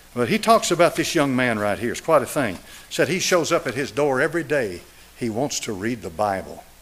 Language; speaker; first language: English; native; English